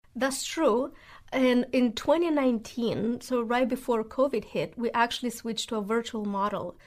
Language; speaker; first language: English; non-native, fluent; Romanian